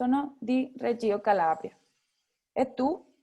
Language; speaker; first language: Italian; non-native, fluent; Spanish